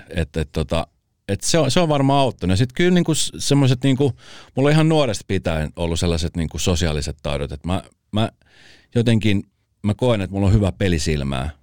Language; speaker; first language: Finnish; early bilingual, other home language; Spanish